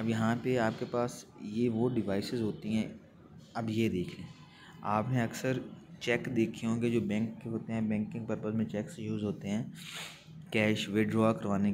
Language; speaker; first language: Hindi; non-native, local second language; Punjabi